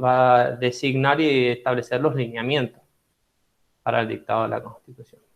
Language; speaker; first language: Spanish; native; Spanish